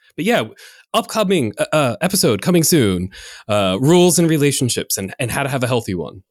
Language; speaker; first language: English; native; English